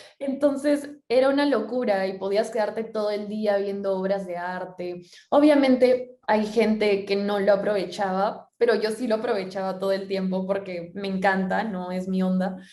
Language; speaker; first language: Spanish; native; Spanish